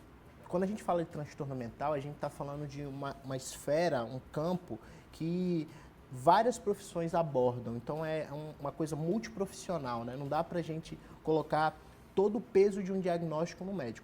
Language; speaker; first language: Portuguese; native; Portuguese